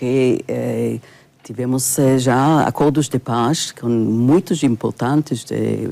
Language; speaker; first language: Portuguese; non-native, fluent; Hebrew